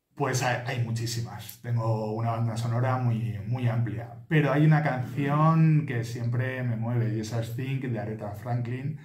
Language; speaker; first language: Spanish; native; Spanish